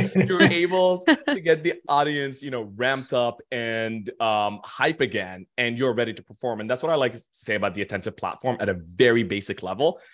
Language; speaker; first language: English; non-native, fluent; Arabic